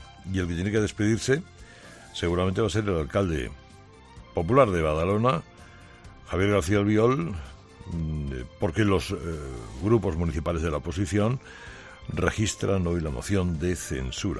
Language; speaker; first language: Spanish; native; Spanish